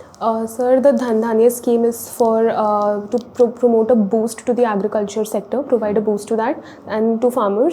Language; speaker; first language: English; non-native, local second language; Hindi